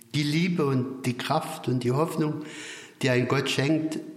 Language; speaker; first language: German; native; German